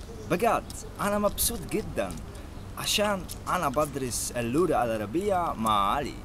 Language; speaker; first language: Arabic; non-native, learner; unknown